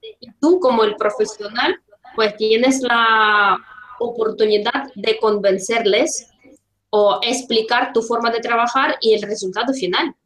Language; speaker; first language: Spanish; non-native, fluent; Russian